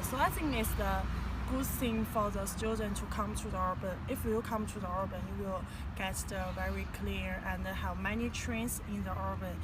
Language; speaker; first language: English; non-native, learner; Chinese